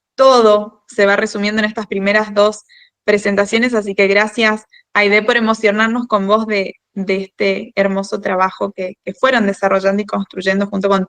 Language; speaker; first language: Spanish; native; Spanish